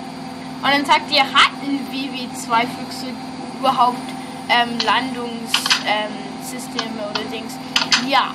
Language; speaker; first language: German; non-native, fluent; English